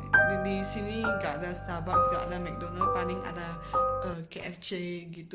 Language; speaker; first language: Indonesian; non-native, fluent; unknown